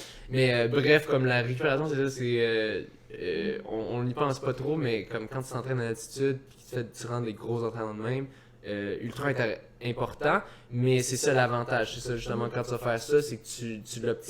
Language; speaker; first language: French; native; French